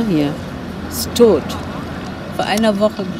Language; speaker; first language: German; native; German